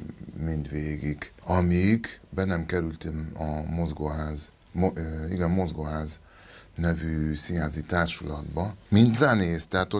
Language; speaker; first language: Hungarian; non-native, local second language; Spanish